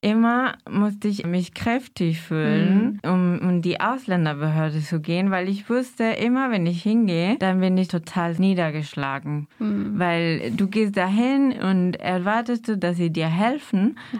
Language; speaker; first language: German; non-native, fluent; Spanish